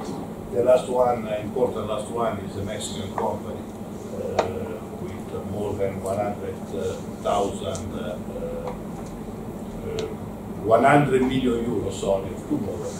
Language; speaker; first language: English; non-native, learner; Italian